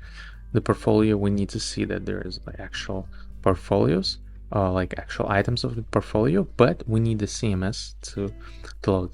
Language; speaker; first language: English; non-native, fluent; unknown